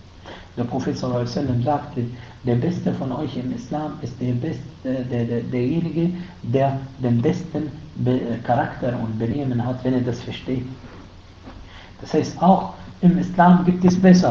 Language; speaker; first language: German; non-native, fluent; Arabic